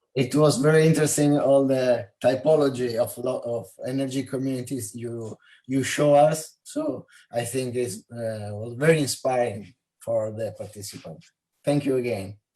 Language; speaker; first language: English; non-native, fluent; Italian